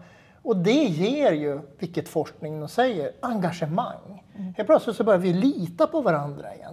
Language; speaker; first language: Swedish; native; Swedish